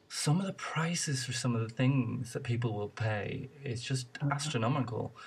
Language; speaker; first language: English; native; English